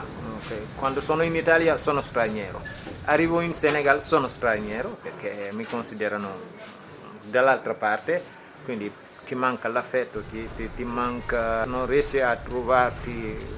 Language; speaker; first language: Italian; non-native, fluent; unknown